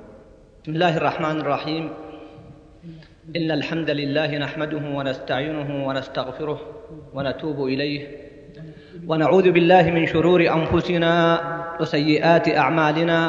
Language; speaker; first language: Arabic; native; Arabic